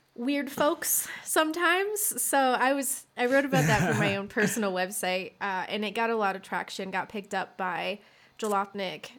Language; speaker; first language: English; native; English